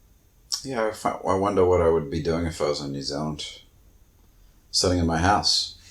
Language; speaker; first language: English; native; English